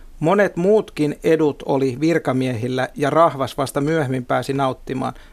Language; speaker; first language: Finnish; native; Finnish